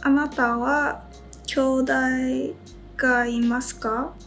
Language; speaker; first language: Japanese; non-native, learner; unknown